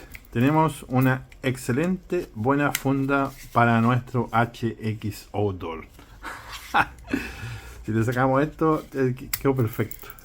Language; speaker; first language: Spanish; native; Spanish